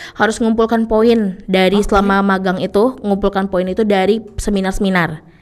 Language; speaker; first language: Indonesian; non-native, local second language; Minangkabau